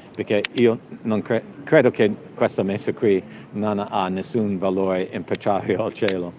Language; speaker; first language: Italian; non-native, learner; English